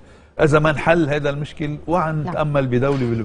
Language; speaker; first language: Arabic; native; Arabic